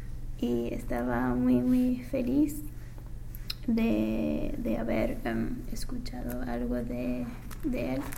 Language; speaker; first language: Spanish; non-native, learner; English